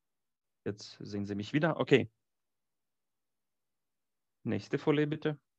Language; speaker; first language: German; non-native, fluent; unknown